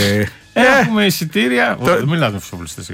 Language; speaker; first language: Greek; native; Greek